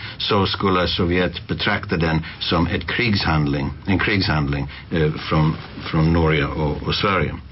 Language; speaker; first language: Swedish; non-native, fluent; English